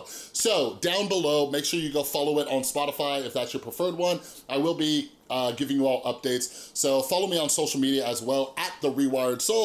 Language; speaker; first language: English; native; English